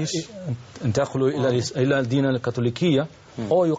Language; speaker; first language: Arabic; non-native, learner; Spanish